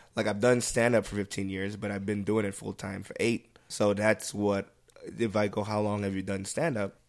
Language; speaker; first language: English; native; English